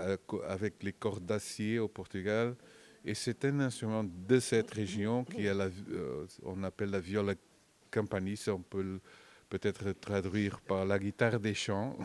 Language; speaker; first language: French; non-native, fluent; Portuguese